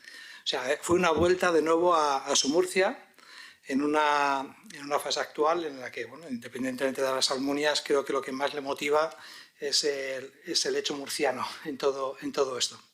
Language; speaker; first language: Spanish; native; Spanish